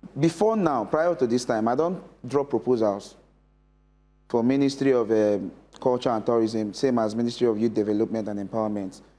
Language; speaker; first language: Nigerian Pidgin; native; Nigerian Pidgin